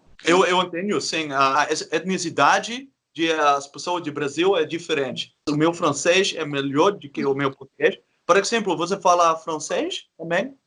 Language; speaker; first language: Portuguese; non-native, learner; English